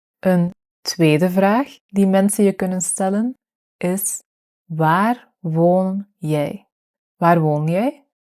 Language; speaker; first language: Dutch; native; Dutch